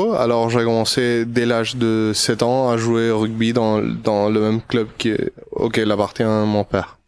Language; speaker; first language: French; non-native, fluent; Spanish